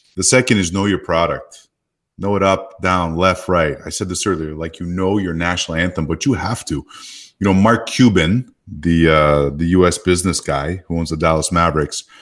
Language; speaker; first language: English; native; English